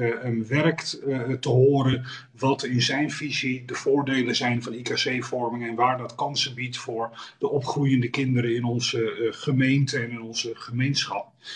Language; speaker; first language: Dutch; native; Dutch